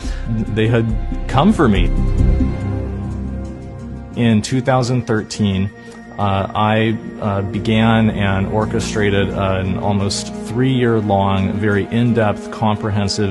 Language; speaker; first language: English; native; English